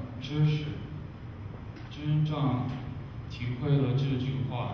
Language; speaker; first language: Chinese; non-native, learner; English